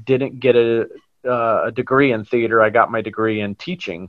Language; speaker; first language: English; native; English